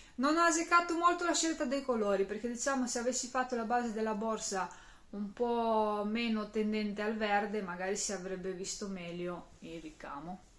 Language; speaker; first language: Italian; non-native, fluent; Romanian